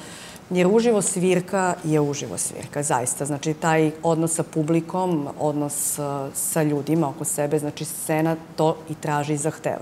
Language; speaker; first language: Serbian; native; Serbian